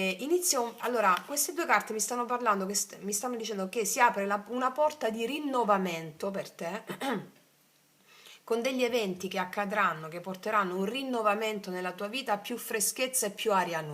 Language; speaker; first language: Italian; native; Italian